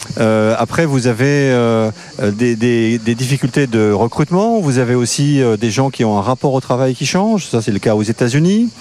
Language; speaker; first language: French; native; French